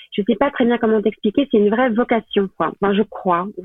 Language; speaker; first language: French; native; French